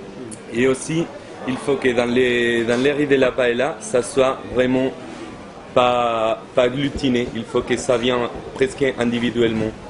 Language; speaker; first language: French; non-native, fluent; Spanish